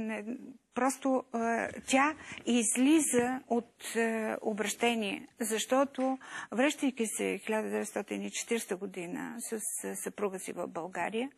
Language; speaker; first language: Bulgarian; native; Bulgarian